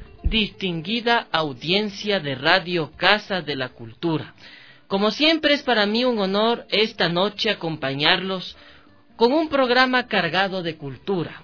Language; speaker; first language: Spanish; native; Spanish